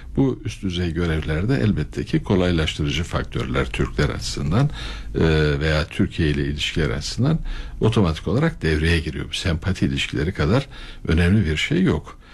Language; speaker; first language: Turkish; native; Turkish